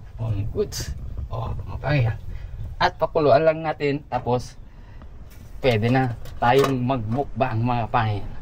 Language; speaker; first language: Filipino; non-native, local second language; Iloko